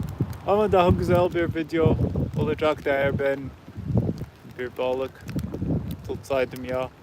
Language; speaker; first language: Turkish; non-native, learner; English